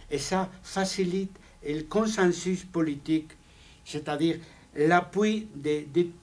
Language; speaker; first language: French; non-native, fluent; Spanish